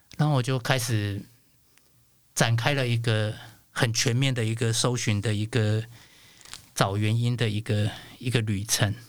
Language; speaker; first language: Chinese; non-native, local second language; Hakka Chinese